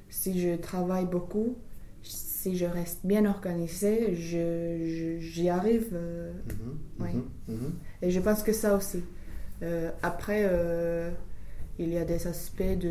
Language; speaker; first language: French; non-native, fluent; English